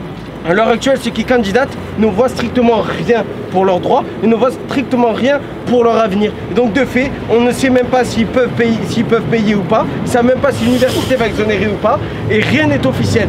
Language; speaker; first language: French; native; French